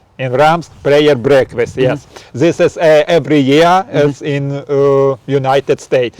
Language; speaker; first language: English; non-native, learner; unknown